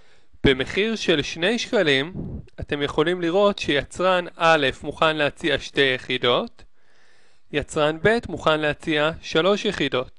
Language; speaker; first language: Hebrew; native; Hebrew